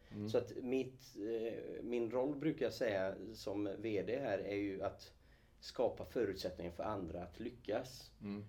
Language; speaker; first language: Swedish; early bilingual, other home language; Kurdish